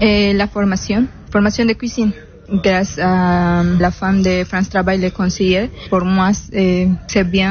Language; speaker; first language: French; non-native, learner; Spanish